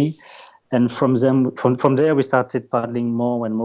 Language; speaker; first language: English; non-native, fluent; French